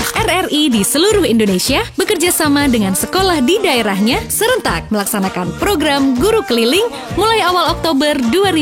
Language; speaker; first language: Indonesian; native; Indonesian